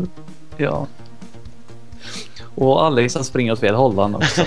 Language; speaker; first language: Swedish; native; Swedish